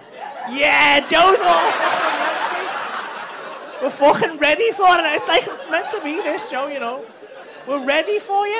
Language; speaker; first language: English; native; English